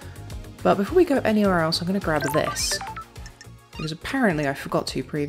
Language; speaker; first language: English; native; English